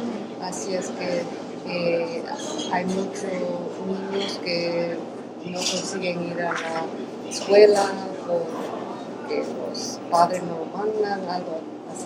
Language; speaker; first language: Spanish; early bilingual, other home language; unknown